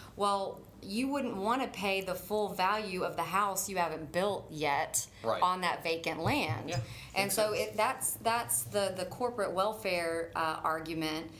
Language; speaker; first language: English; native; English